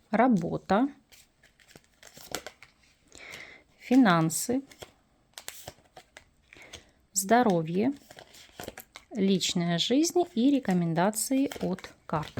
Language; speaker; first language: Russian; native; Russian